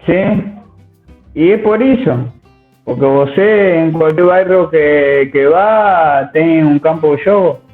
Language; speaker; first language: Portuguese; non-native, learner; Spanish